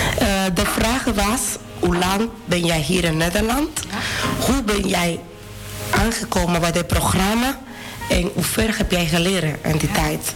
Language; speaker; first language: Dutch; non-native, fluent; Spanish